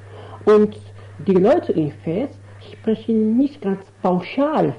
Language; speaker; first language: German; non-native, fluent; Arabic